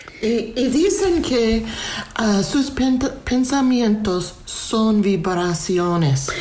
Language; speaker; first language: Spanish; non-native, fluent; English